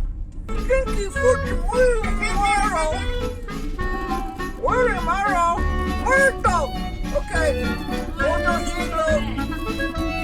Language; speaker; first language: Spanish; non-native, learner; English